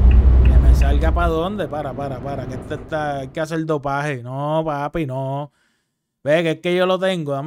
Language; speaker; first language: Spanish; native; Spanish